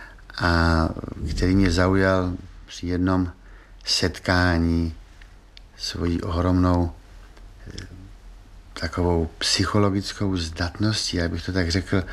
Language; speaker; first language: Czech; native; Czech